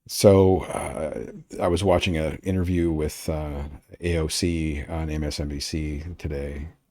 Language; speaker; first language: English; native; English